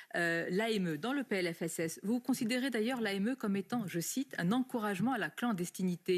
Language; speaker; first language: French; native; French